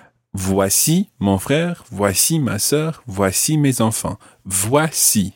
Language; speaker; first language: French; non-native, fluent; English